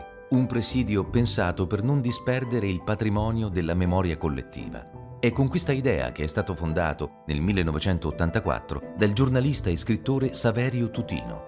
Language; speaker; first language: Italian; native; Italian